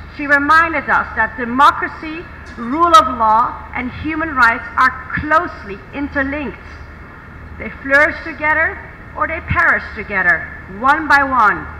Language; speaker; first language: English; non-native, fluent; Dutch